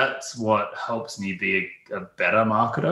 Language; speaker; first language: English; native; English